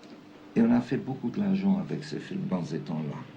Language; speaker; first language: French; non-native, fluent; German